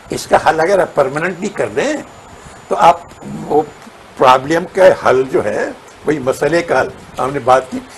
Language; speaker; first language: Urdu; non-native, local second language; Sindhi